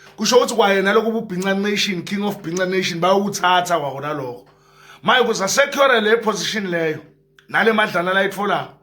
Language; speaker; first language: Zulu; non-native, local second language; Swati